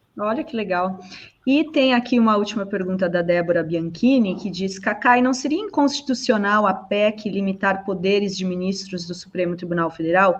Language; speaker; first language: Portuguese; native; Portuguese